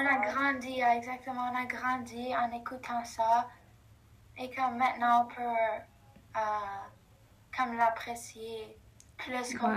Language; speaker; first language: French; non-native, local second language; English